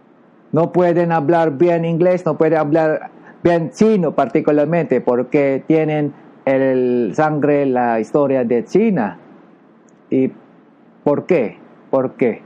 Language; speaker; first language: Spanish; non-native, learner; Filipino